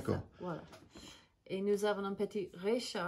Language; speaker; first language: French; non-native, learner; English